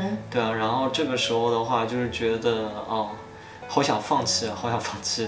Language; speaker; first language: Chinese; native; Chinese